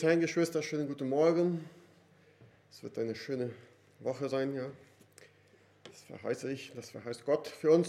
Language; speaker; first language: German; non-native, fluent; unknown